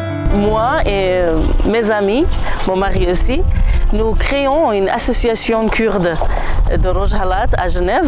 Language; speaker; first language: French; non-native, learner; Kurdish